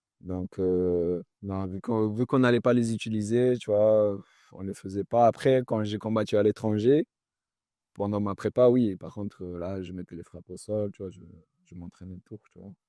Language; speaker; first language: French; early bilingual, other home language; Chechen